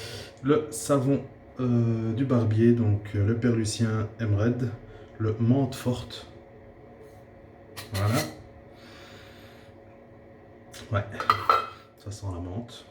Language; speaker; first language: French; native; French